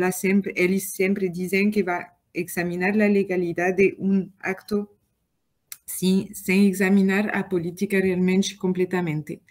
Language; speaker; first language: Portuguese; non-native, learner; French